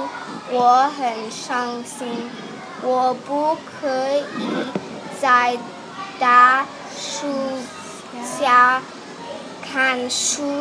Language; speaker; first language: Chinese; non-native, learner; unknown